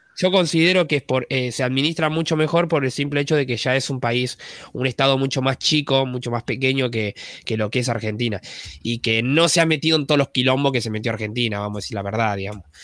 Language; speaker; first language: Spanish; native; Spanish